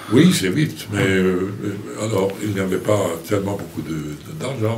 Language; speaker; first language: French; non-native, fluent; Swedish